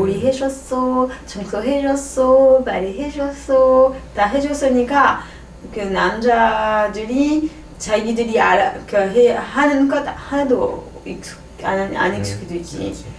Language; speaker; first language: Korean; non-native, learner; French